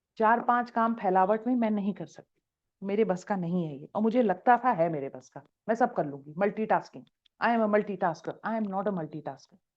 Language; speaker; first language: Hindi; native; Hindi